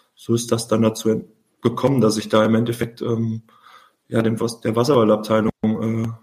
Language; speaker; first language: German; native; German